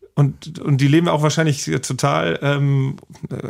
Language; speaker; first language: German; native; German